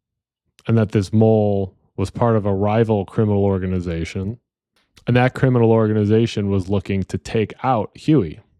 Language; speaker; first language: English; native; English